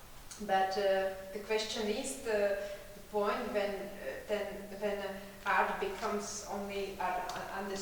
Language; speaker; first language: English; non-native, learner; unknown